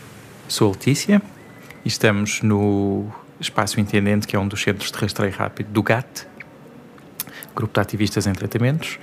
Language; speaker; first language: Portuguese; native; Portuguese